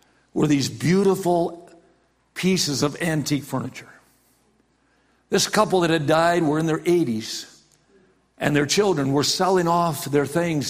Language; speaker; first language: English; native; English